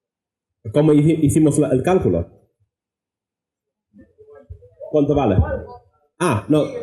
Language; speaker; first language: Spanish; non-native, fluent; English